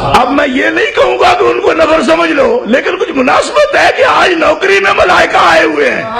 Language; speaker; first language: Urdu; non-native, local second language; Punjabi